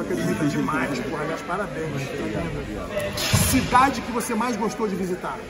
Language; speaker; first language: Portuguese; native; Portuguese